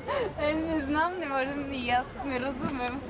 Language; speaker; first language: Polish; non-native, learner; Bulgarian